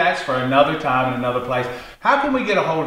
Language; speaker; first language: English; native; English